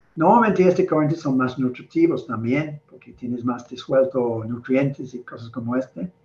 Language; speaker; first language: Spanish; non-native, learner; English